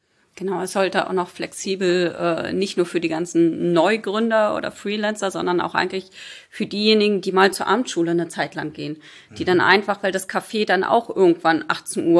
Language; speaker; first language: German; native; German